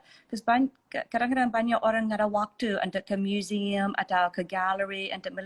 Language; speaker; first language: Indonesian; non-native, fluent; English